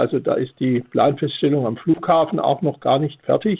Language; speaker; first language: German; native; German